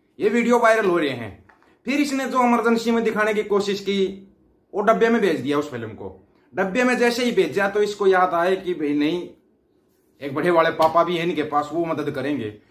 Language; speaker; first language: Hindi; native; Hindi